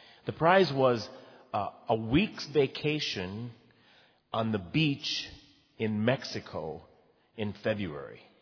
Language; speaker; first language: English; native; English